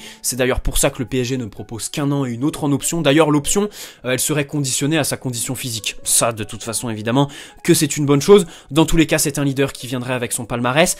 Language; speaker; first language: French; native; French